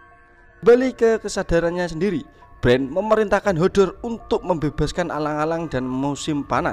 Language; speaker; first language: Indonesian; native; Indonesian